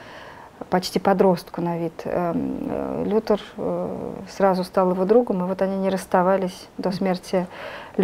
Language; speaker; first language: Russian; native; Russian